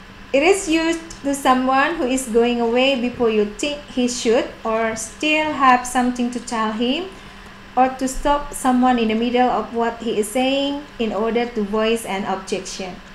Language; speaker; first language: English; non-native, fluent; Indonesian